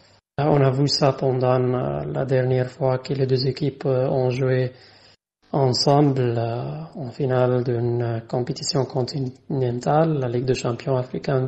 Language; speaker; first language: French; non-native, fluent; Arabic